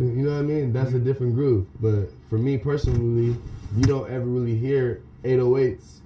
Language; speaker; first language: English; native; English